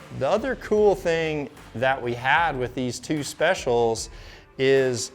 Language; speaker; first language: English; native; English